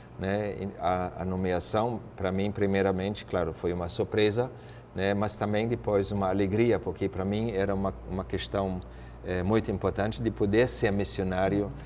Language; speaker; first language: Portuguese; non-native, fluent; German